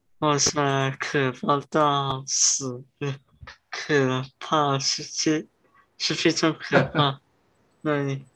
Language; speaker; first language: Chinese; early bilingual, heritage; Chinese